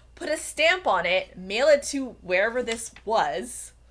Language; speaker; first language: English; native; English